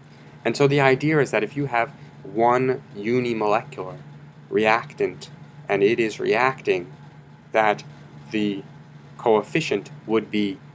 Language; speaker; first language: English; native; English